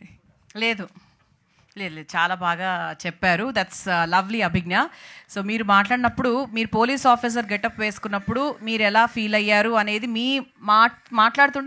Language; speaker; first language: Telugu; native; Telugu